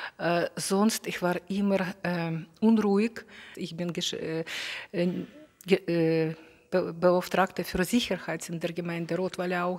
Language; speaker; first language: German; non-native, fluent; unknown